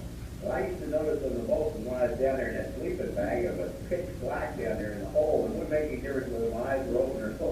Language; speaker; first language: English; native; English